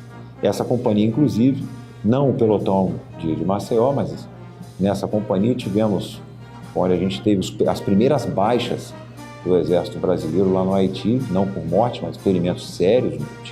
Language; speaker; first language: Portuguese; native; Portuguese